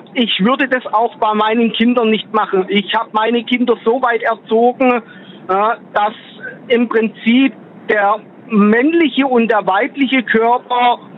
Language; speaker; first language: German; native; German